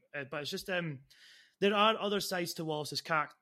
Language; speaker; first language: English; native; English